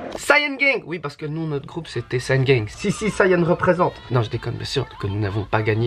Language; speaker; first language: French; native; French